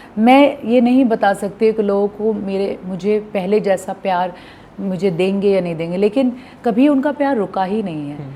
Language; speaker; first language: Hindi; non-native, local second language; Bhojpuri